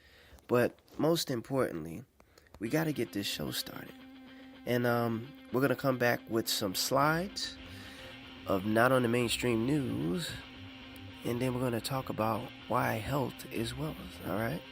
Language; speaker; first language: English; native; English